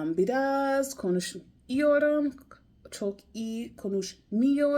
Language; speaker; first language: Turkish; non-native, learner; English